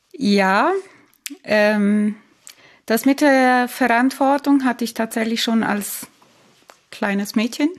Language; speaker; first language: German; non-native, fluent; Italian